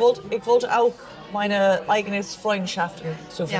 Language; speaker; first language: German; non-native, learner; English